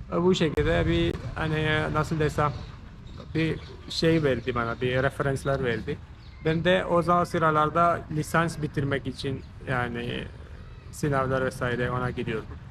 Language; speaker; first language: Turkish; non-native, fluent; Malayalam